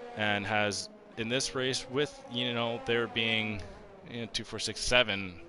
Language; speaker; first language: English; native; English